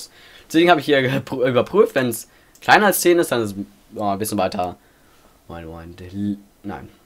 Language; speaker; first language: German; native; German